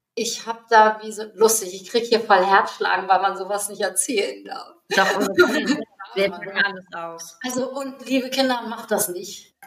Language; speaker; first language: German; native; German